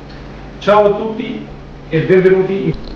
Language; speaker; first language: Italian; non-native, fluent; Albanian